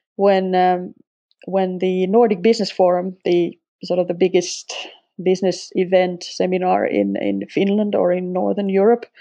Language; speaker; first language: English; non-native, fluent; Finnish